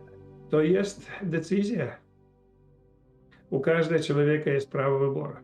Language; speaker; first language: Polish; non-native, learner; Russian